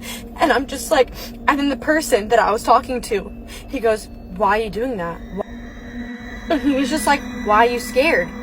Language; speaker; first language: English; native; English